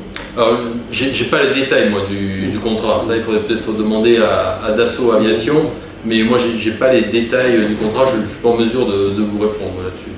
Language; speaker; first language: French; native; French